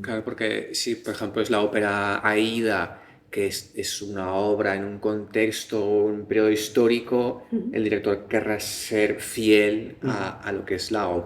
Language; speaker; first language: Spanish; native; Spanish